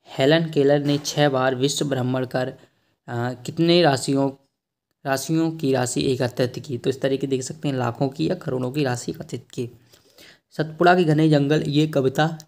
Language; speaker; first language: Hindi; native; Hindi